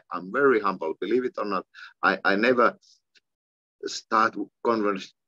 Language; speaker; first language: English; non-native, fluent; Finnish